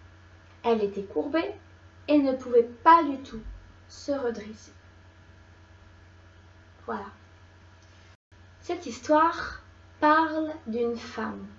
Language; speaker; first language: French; native; French